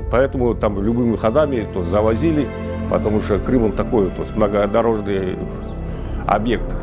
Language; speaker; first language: Russian; non-native, local second language; Crimean Tatar